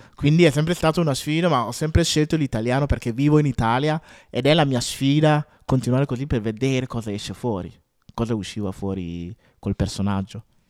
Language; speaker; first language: Italian; early bilingual, other home language; Akan